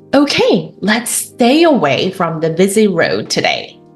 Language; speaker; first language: English; non-native, fluent; Korean